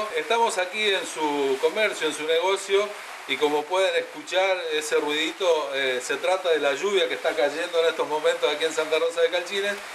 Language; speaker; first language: Spanish; native; Spanish